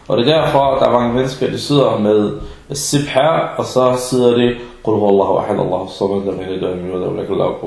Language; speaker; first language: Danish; non-native, fluent; Arabic